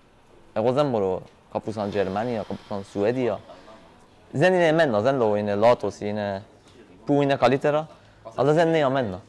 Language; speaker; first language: Greek; non-native, learner; Persian